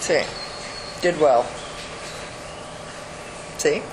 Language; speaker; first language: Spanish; early bilingual, heritage; English